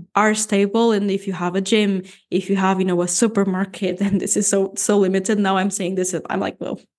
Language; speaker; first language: English; non-native, fluent; Portuguese